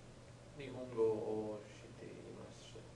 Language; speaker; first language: Japanese; non-native, learner; English